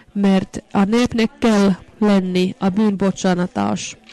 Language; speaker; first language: Hungarian; non-native, fluent; Finnish